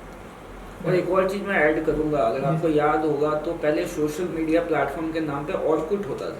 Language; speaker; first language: Hindi; native; Hindi